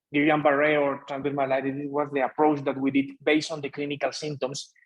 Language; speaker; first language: English; non-native, fluent; Spanish